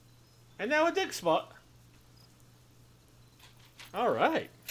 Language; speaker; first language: English; native; English